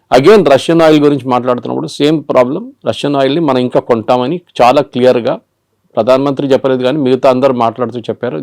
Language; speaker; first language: Telugu; non-native, local second language; Malayalam